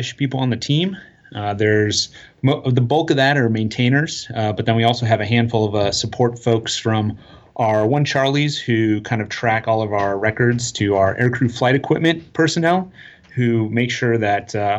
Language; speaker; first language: English; native; English